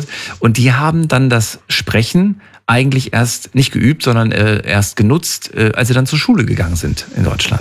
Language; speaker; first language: German; native; German